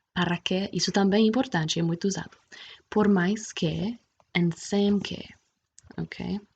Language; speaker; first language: Portuguese; non-native, fluent; English